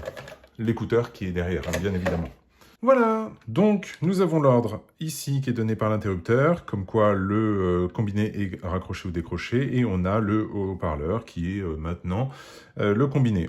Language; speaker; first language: French; native; French